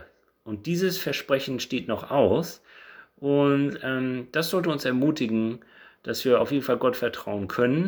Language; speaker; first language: German; native; German